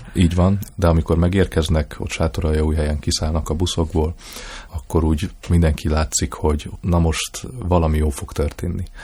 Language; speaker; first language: Hungarian; native; Hungarian